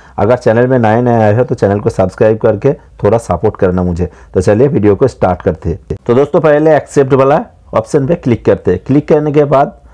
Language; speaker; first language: Hindi; non-native, local second language; Bangla